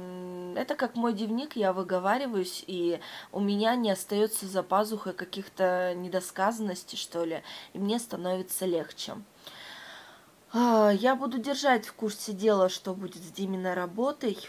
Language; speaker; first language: Russian; native; Russian